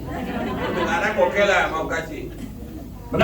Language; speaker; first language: Indonesian; non-native, learner; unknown